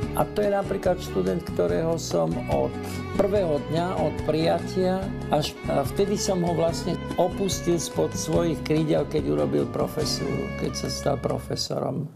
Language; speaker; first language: Slovak; native; Slovak